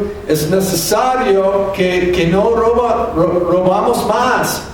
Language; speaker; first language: Spanish; non-native, fluent; English